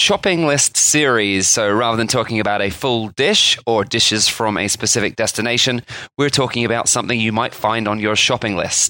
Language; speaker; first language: English; native; English